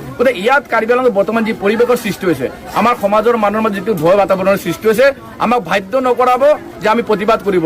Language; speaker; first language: Assamese; non-native, local second language; Bangla